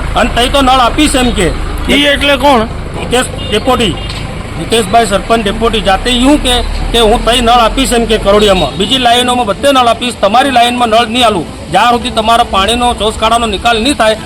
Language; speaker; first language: Gujarati; native; Gujarati